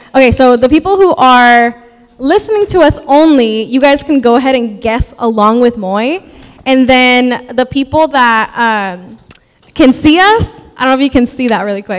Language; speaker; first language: English; early bilingual, other home language; Spanish